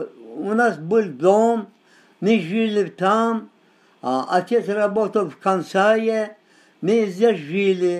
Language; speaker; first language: Russian; non-native, local second language; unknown